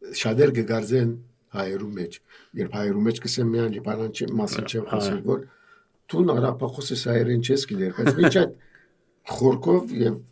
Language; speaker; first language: Armenian; early bilingual, heritage; Armenian